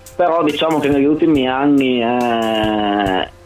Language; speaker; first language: Italian; native; Italian